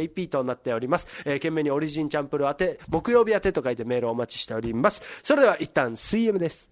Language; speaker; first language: Japanese; native; Japanese